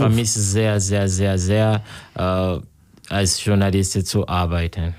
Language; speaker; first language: German; non-native, learner; Kinyarwanda